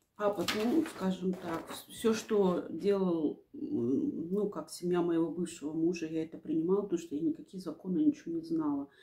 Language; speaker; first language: Russian; native; Russian